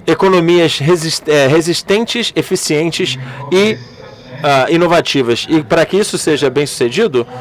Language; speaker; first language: Portuguese; non-native, learner; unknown